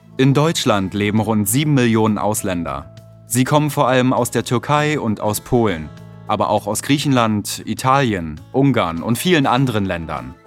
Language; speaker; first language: German; native; German